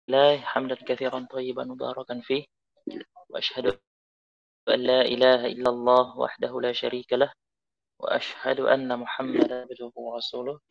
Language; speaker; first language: Arabic; non-native, fluent; Indonesian